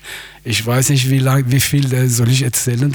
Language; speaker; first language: German; non-native, fluent; Persian